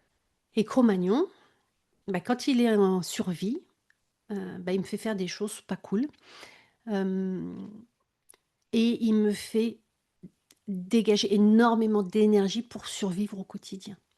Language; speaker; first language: French; native; French